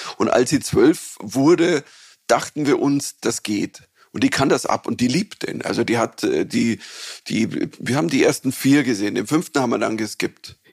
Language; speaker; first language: German; native; German